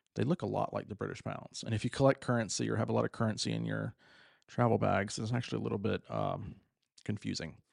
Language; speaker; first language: English; native; English